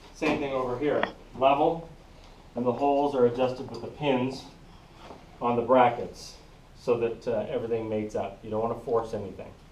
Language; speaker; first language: English; native; English